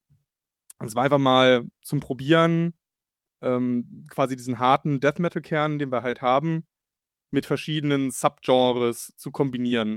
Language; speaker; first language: German; native; German